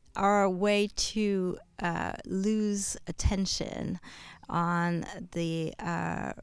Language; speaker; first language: English; non-native, fluent; French